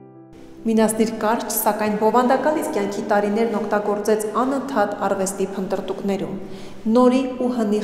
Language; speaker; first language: Armenian; native; Armenian